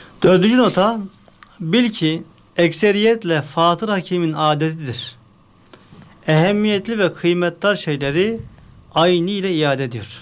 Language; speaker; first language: Turkish; native; Turkish